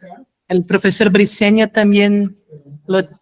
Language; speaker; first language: Spanish; non-native, fluent; Portuguese